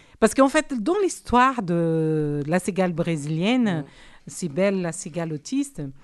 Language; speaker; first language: French; non-native, fluent; Portuguese